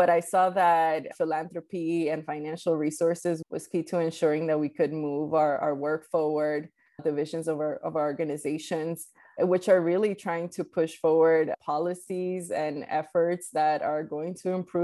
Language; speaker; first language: English; early bilingual, other home language; Spanish